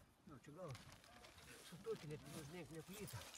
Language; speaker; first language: Lithuanian; native; Lithuanian